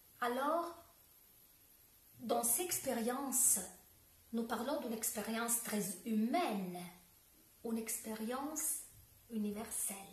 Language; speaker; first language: French; non-native, learner; Italian